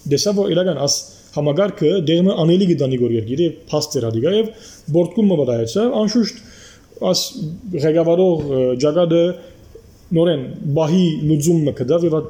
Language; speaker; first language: Armenian; early bilingual, heritage; Armenian